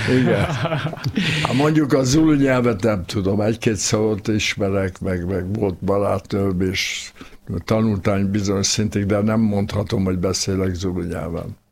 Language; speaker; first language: Hungarian; native; Hungarian